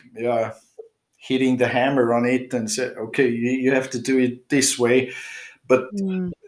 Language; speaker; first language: English; non-native, fluent; German